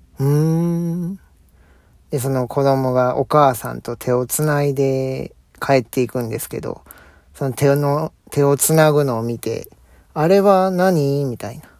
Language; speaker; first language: Japanese; native; Japanese